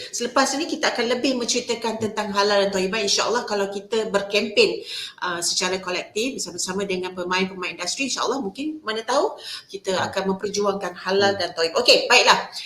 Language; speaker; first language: Malay; native; Malay